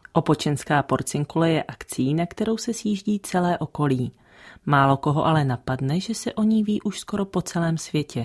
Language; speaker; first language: Czech; native; Czech